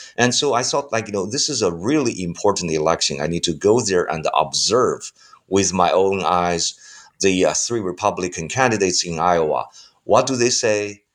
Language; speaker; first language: English; non-native, fluent; Chinese